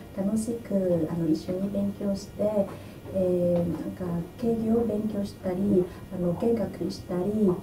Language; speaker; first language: Japanese; non-native, learner; Vietnamese